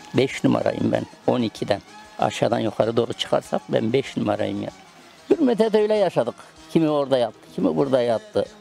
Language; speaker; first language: Turkish; native; Turkish